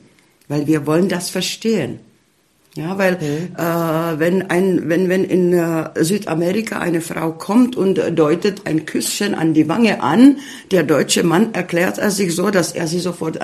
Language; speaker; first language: German; early bilingual, heritage; German